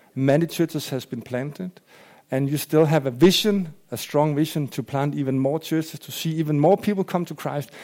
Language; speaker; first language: English; non-native, fluent; Danish